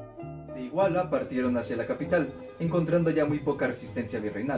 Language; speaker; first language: Spanish; native; Spanish